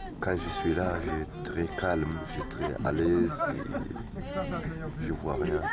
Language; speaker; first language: French; non-native, learner; Tamasheq